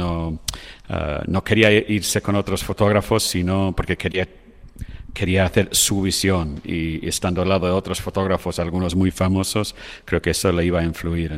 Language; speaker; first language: Spanish; non-native, fluent; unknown